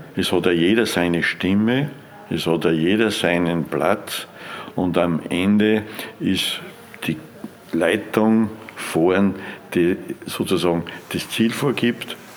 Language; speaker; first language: German; native; German